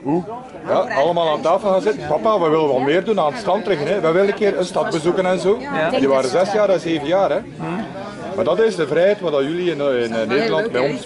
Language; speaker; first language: Dutch; native; Dutch